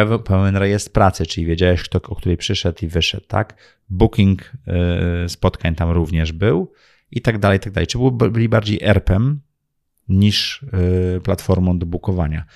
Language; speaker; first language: Polish; early bilingual, heritage; Polish